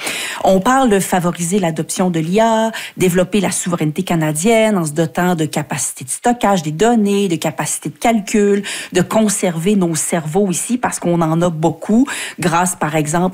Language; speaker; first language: French; native; French